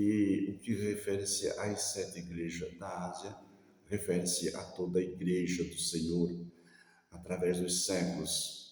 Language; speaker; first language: Portuguese; native; Portuguese